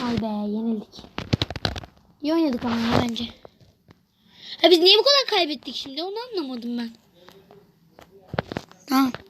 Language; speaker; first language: Turkish; native; Turkish